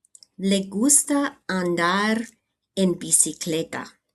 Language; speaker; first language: Spanish; non-native, fluent; English